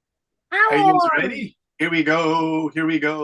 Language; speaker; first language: English; native; English